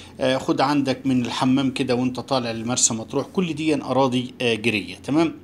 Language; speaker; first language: Arabic; native; Arabic